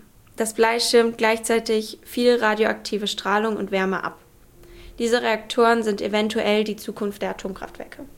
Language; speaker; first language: German; native; German